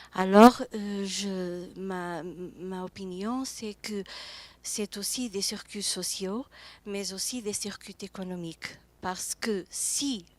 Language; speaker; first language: French; non-native, fluent; Portuguese